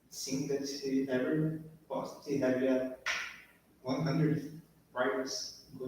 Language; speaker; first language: English; non-native, learner; Portuguese